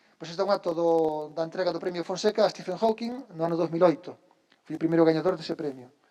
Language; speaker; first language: Galician; native; Galician